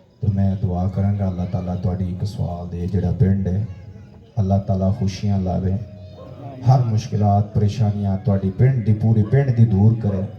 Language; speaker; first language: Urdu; non-native, local second language; Pashto